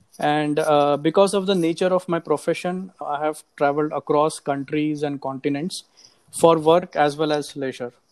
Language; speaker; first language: English; non-native, local second language; Hindi